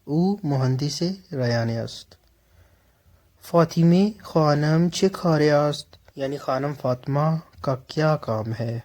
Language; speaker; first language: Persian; non-native, fluent; Urdu